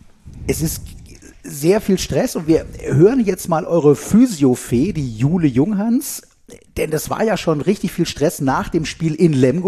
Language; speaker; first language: German; native; German